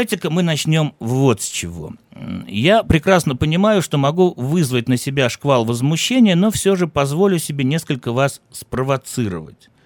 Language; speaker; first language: Russian; native; Russian